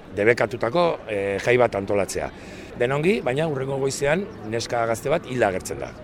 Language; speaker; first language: Basque; native; Basque